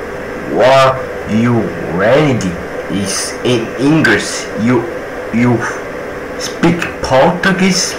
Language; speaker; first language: English; non-native, learner; Portuguese